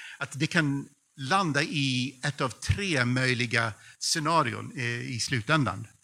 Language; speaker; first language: Swedish; non-native, fluent; English